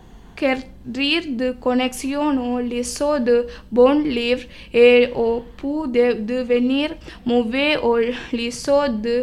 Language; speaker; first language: French; non-native, learner; Tamil